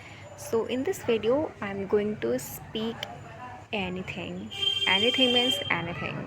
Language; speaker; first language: English; non-native, local second language; Hindi